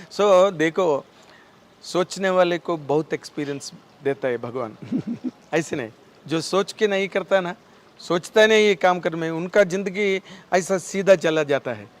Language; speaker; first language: Hindi; non-native, local second language; Telugu